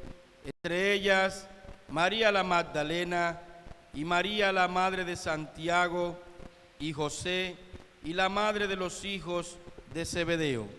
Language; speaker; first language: Spanish; native; Spanish